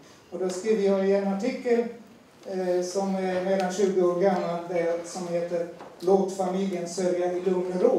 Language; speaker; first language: Swedish; non-native, fluent; Turoyo